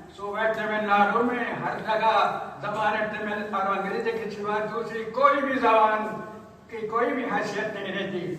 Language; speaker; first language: Urdu; native; Urdu